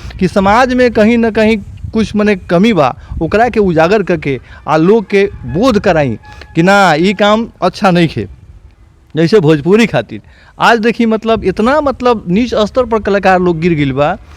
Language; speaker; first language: Bhojpuri; native; Bhojpuri